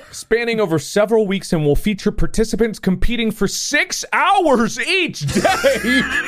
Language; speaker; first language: English; native; English